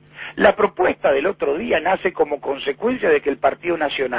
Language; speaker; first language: Spanish; native; Spanish